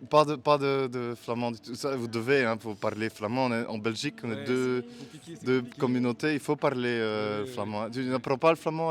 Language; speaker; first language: French; native; French